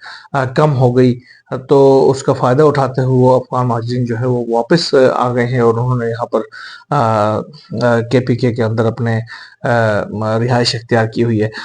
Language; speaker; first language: Urdu; native; Urdu